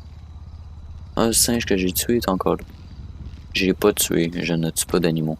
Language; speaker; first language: French; native; French